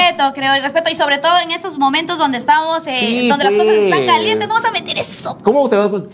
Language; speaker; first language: Spanish; native; Spanish